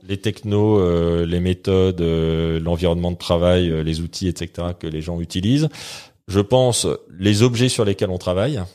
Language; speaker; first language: French; native; French